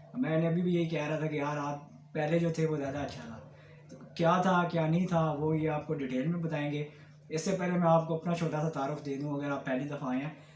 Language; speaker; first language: Urdu; non-native, local second language; Punjabi